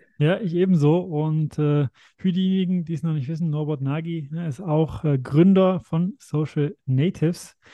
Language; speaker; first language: German; native; German